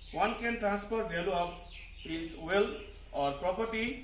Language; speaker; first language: English; non-native, local second language; Nepali